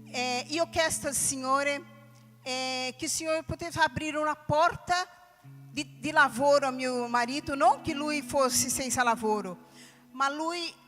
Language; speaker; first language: Italian; non-native, fluent; Portuguese